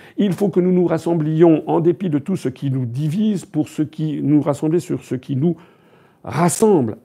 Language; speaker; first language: French; native; French